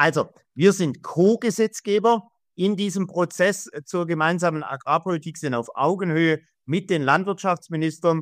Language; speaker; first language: German; native; German